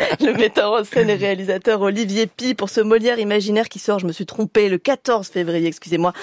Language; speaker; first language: French; native; French